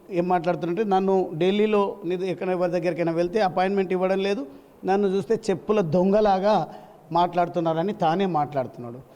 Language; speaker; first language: Telugu; native; Telugu